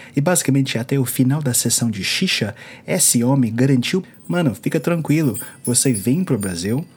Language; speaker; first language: Portuguese; non-native, fluent; English